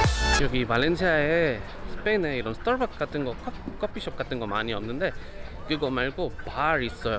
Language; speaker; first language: Korean; non-native, learner; Spanish